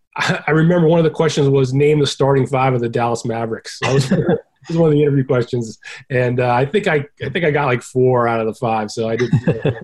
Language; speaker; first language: English; native; English